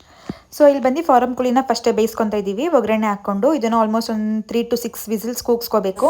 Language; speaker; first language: Kannada; native; Kannada